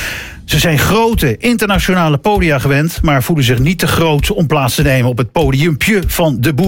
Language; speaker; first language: Dutch; native; Dutch